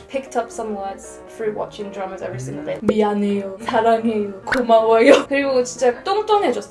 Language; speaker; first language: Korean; non-native, learner; Kurdish